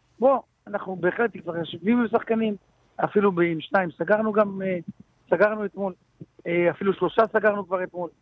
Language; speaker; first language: Hebrew; non-native, local second language; Arabic